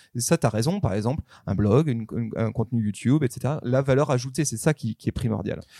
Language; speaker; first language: French; native; French